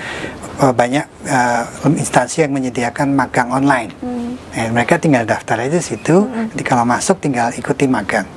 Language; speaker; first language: Indonesian; native; Indonesian